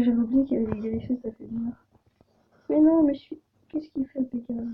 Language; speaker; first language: French; native; French